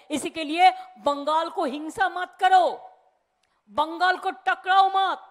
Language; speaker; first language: Hindi; non-native, local second language; Bangla